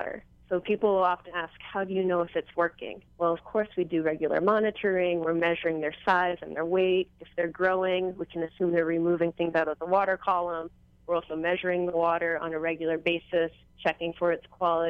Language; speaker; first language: English; native; English